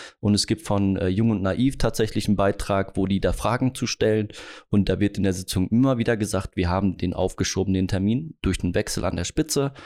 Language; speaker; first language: German; native; German